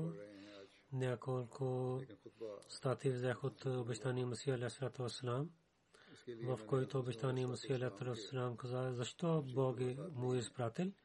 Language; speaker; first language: Bulgarian; non-native, learner; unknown